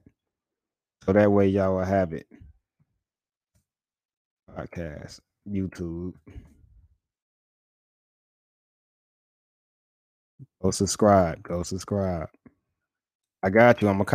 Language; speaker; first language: English; native; English